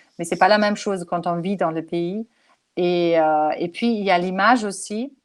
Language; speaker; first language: French; non-native, fluent; German